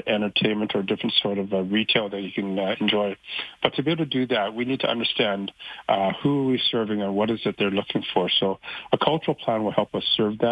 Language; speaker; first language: English; native; English